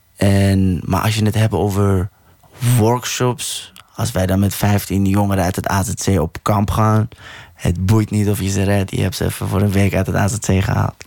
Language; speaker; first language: Dutch; early bilingual, other home language; Persian